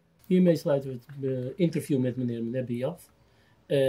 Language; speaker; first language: Dutch; native; Dutch